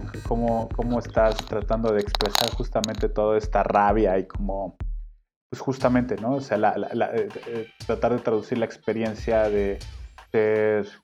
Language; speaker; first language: Spanish; native; Spanish